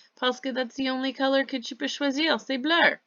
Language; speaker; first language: French; non-native, fluent; English